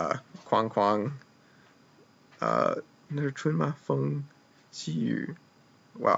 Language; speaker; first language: Chinese; non-native, fluent; English